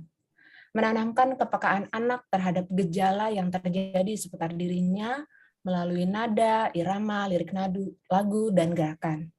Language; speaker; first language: Indonesian; native; Indonesian